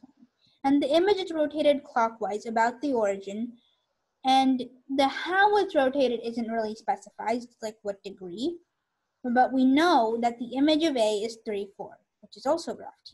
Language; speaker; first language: English; native; English